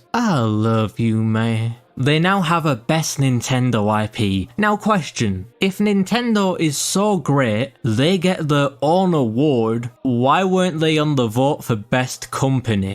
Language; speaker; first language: English; native; English